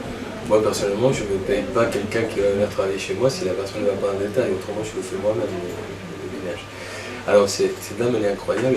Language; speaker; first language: French; native; French